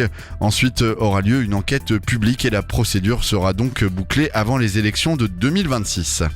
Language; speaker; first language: French; native; French